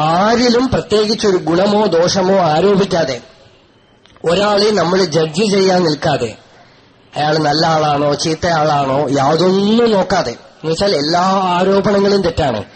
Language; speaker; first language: Malayalam; non-native, local second language; Tamil